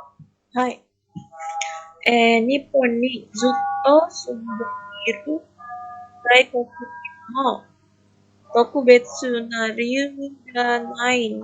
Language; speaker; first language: Japanese; non-native, learner; Indonesian